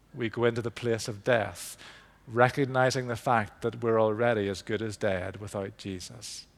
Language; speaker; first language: English; native; English